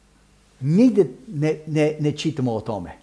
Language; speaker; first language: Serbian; early bilingual, heritage; Serbian